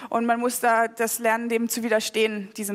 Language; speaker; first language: German; native; German